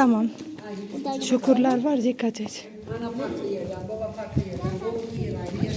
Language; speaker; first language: Turkish; non-native, learner; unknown